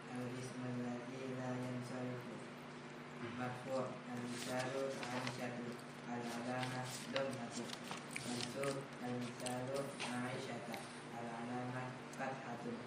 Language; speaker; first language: Arabic; non-native, learner; Indonesian